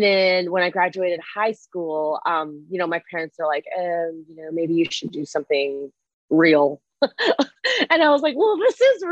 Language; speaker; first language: English; non-native, fluent; Chinese